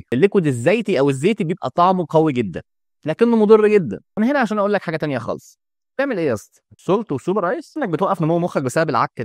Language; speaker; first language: Arabic; native; Arabic